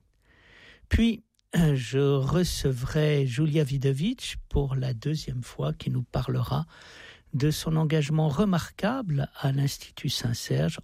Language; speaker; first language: French; native; French